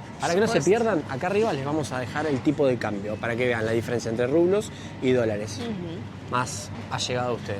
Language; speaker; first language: Spanish; native; Spanish